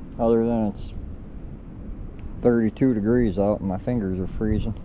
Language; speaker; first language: English; native; English